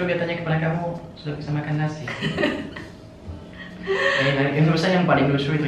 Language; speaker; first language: Indonesian; non-native, fluent; French